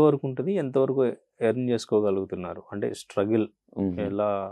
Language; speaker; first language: Telugu; native; Telugu